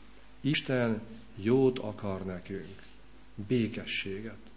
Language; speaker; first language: Hungarian; native; Hungarian